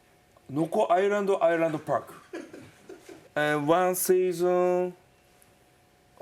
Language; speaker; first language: English; non-native, learner; Japanese